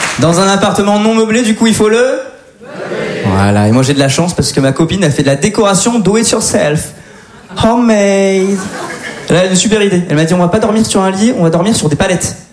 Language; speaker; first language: French; native; French